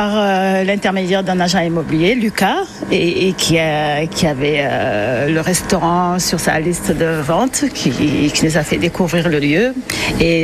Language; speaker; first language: French; non-native, local second language; Wolof